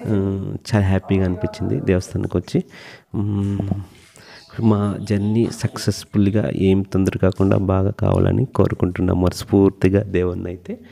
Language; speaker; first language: Telugu; native; Telugu